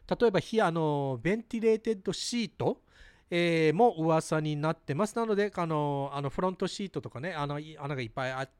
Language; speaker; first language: Japanese; early bilingual, heritage; Japanese